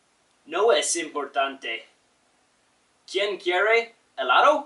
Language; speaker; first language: Spanish; non-native, learner; English